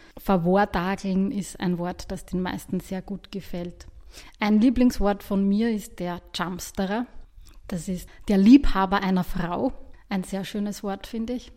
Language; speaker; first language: German; native; German